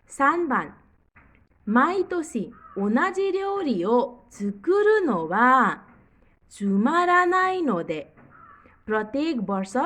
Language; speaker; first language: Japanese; non-native, fluent; Nepali